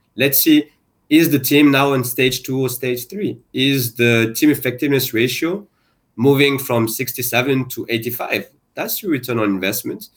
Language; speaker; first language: English; non-native, fluent; French